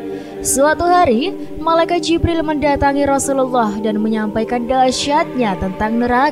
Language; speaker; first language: Indonesian; native; Indonesian